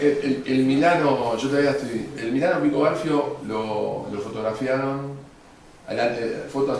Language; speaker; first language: Spanish; native; Spanish